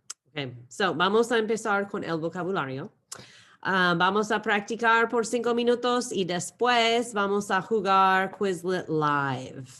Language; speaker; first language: Spanish; non-native, fluent; English